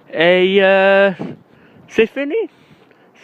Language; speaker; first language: French; non-native, learner; English